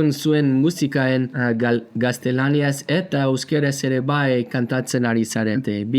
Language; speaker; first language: Basque; non-native, learner; English